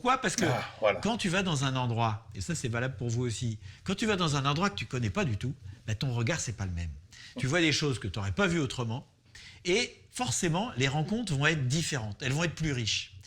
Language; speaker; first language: French; native; French